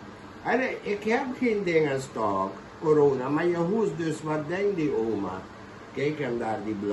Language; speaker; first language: Dutch; non-native, local second language; Caribbean Hindustani